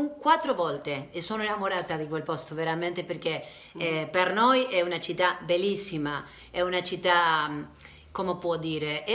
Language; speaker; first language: Italian; non-native, learner; Spanish